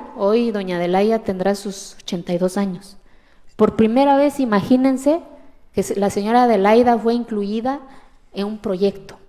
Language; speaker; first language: Spanish; non-native, local second language; Zapotec